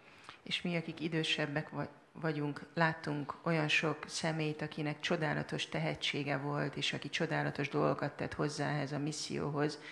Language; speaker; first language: Hungarian; native; Hungarian